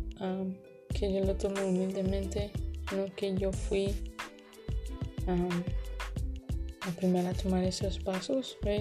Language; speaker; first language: Spanish; early bilingual, heritage; Spanish